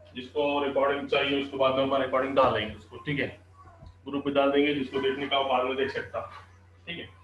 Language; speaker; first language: Hindi; non-native, local second language; Marathi